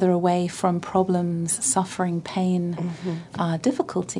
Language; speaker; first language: English; native; English